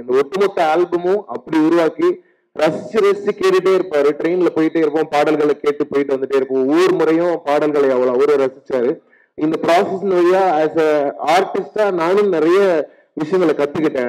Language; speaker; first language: Tamil; native; Tamil